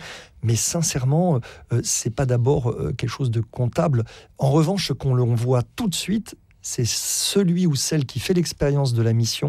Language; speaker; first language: French; native; French